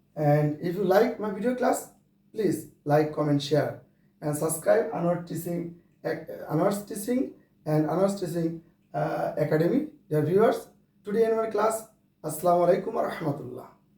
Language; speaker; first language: English; non-native, local second language; Bangla